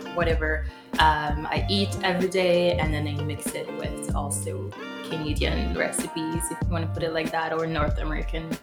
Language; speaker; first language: English; early bilingual, other home language; Haitian Creole